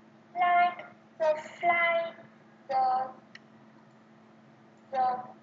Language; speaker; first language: English; non-native, learner; Vietnamese